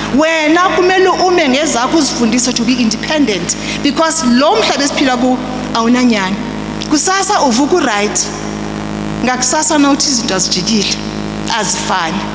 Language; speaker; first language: Zulu; non-native, local second language; Xhosa